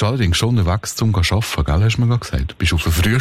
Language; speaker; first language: German; native; German